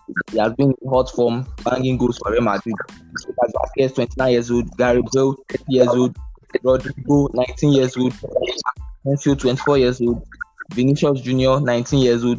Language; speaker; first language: English; non-native, local second language; Yoruba